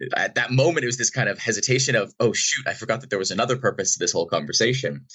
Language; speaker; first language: English; native; English